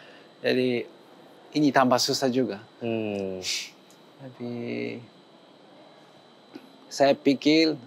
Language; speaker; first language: Indonesian; non-native, learner; Japanese